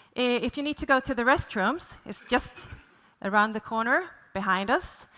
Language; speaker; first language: English; non-native, fluent; Swedish